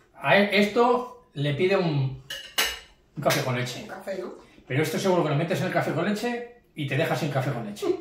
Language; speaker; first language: Spanish; native; Spanish